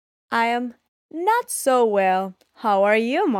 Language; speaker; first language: English; non-native, learner; Spanish